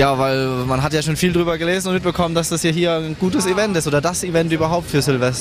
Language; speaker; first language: German; native; German